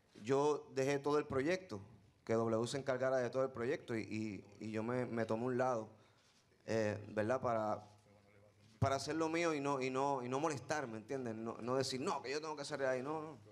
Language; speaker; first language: Spanish; native; Spanish